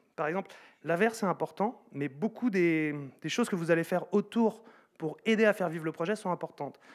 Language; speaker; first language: French; native; French